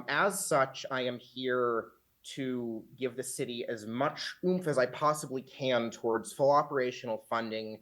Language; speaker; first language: English; native; English